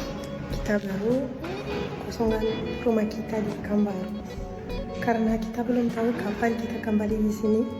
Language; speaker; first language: Indonesian; non-native, fluent; French